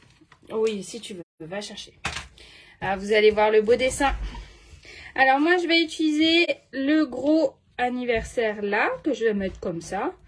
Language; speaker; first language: French; native; French